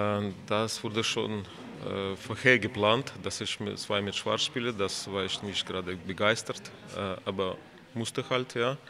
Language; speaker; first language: German; non-native, fluent; Russian